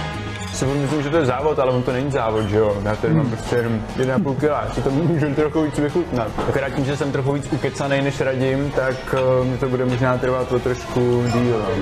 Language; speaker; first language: Czech; native; Czech